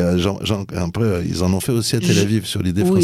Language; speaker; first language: French; native; French